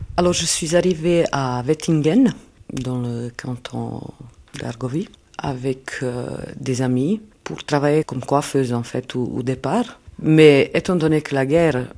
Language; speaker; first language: French; non-native, fluent; Serbian